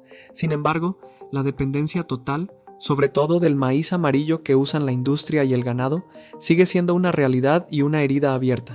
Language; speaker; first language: Spanish; native; Spanish